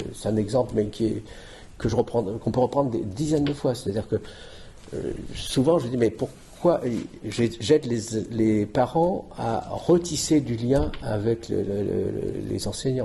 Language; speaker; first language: French; native; French